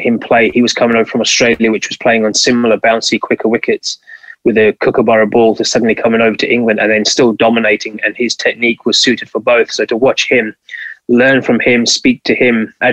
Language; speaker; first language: English; native; English